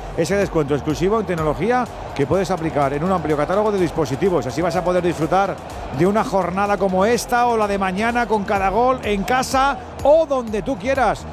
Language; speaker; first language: Spanish; native; Spanish